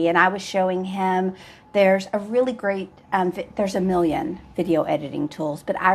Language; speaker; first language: English; native; English